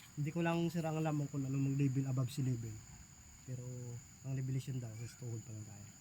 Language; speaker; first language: Filipino; native; Filipino